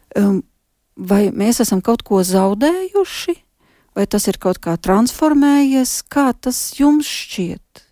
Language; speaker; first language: Latvian; native; Latvian